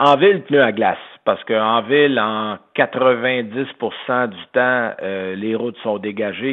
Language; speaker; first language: French; native; French